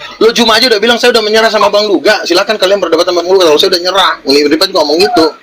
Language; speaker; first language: Indonesian; native; Indonesian